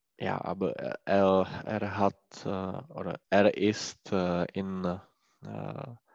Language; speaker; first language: German; non-native, learner; Czech